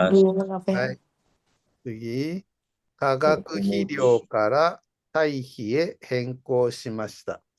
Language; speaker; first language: Japanese; non-native, fluent; Indonesian